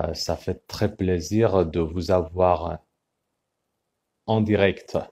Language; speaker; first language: French; non-native, fluent; Persian